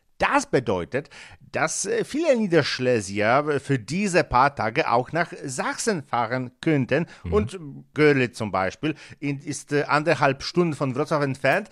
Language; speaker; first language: German; non-native, fluent; Polish